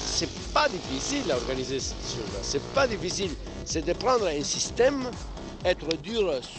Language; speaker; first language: French; non-native, learner; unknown